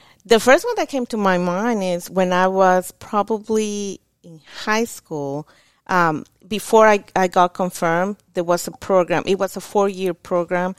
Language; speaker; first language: English; non-native, fluent; Spanish